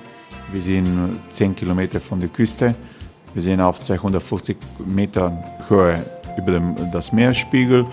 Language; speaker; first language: German; non-native, fluent; Croatian